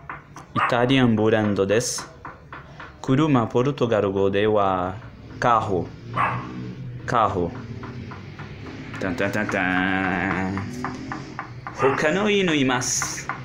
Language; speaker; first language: Japanese; non-native, learner; Portuguese